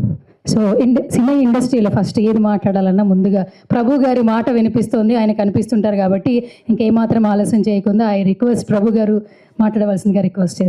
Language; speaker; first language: Telugu; native; Telugu